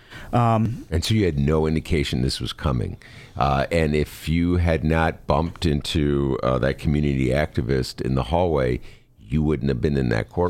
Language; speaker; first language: English; native; English